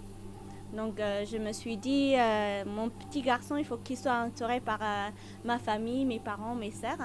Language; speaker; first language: French; non-native, fluent; Amharic